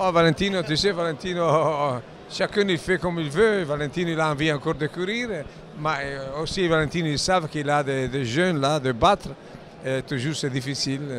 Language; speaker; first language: French; non-native, learner; Italian